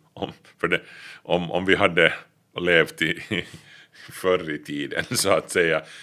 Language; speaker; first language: Swedish; native; Swedish